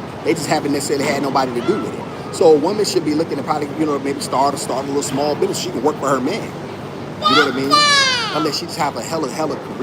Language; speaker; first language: English; native; English